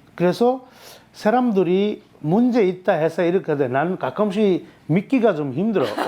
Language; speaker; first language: Korean; non-native, fluent; Bangla